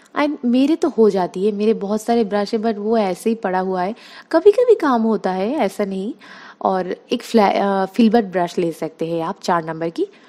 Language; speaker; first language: Hindi; non-native, local second language; Bangla